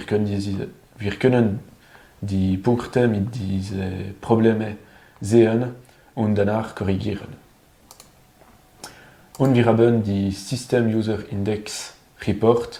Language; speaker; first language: German; non-native, learner; French